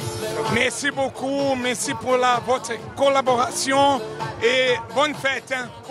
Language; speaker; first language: French; non-native, learner; Portuguese